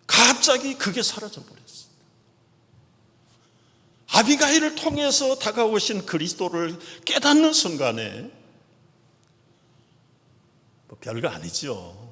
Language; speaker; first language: Korean; native; Korean